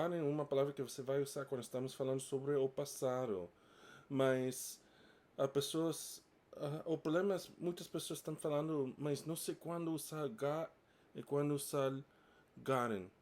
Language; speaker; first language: Portuguese; non-native, fluent; English